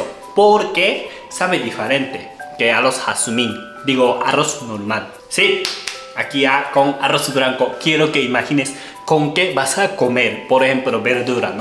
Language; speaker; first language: Spanish; non-native, learner; Japanese